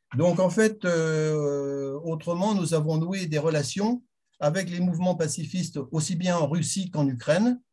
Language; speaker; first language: French; native; French